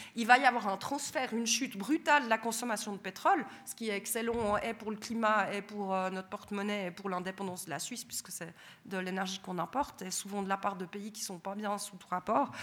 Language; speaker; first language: French; native; French